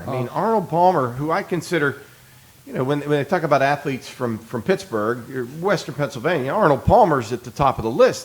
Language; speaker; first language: English; native; English